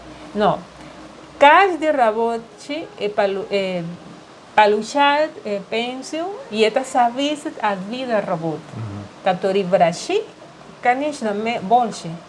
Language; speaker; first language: Russian; non-native, learner; Spanish